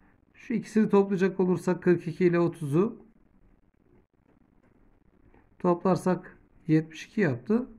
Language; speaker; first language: Turkish; native; Turkish